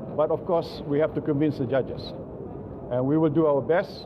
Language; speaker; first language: English; non-native, local second language; Malay